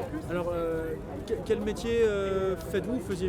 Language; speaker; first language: French; native; French